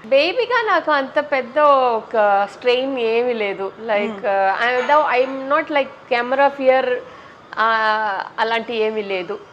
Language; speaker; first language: Telugu; non-native, learner; Tamil